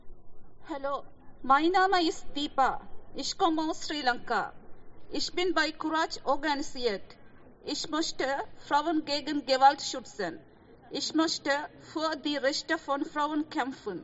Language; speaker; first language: German; non-native, fluent; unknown